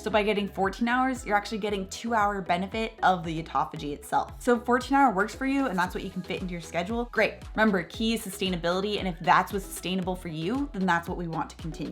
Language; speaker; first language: English; native; English